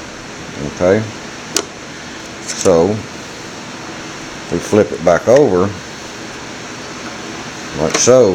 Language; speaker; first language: English; native; English